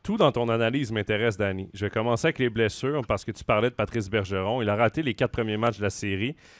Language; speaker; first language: French; native; French